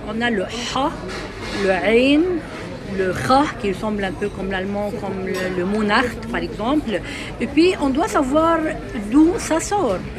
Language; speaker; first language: French; non-native, local second language; Arabic